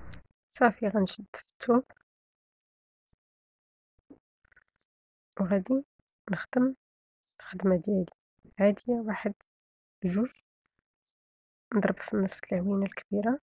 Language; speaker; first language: Arabic; native; Arabic